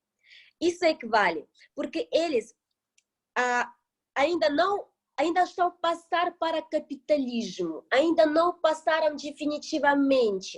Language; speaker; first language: Portuguese; non-native, fluent; Russian